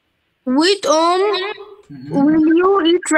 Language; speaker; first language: English; non-native, learner; Bangla